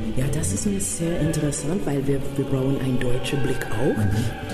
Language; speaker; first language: German; non-native, learner; English